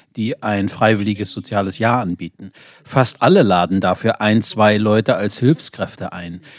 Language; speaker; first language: German; non-native, fluent; Ukrainian